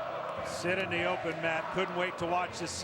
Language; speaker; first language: English; native; English